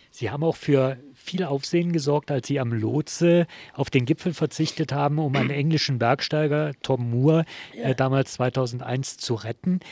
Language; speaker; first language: German; native; German